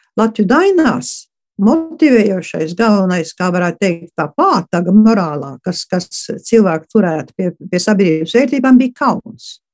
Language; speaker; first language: Latvian; early bilingual, heritage; Latvian